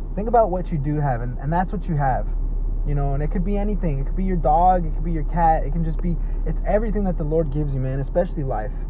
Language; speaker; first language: English; native; English